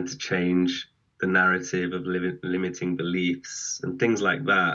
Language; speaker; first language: English; native; English